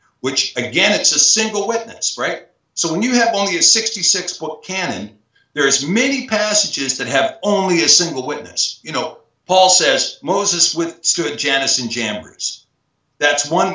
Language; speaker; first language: English; native; English